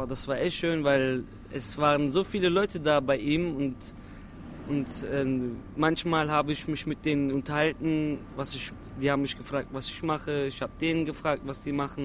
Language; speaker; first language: German; non-native, local second language; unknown